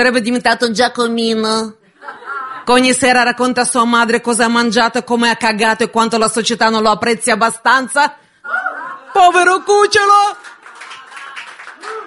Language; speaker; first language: Italian; non-native, fluent; Russian